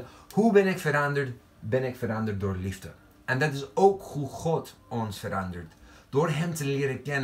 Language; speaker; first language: Dutch; non-native, fluent; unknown